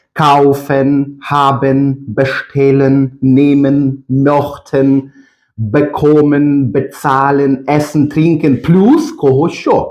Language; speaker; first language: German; non-native, fluent; Ukrainian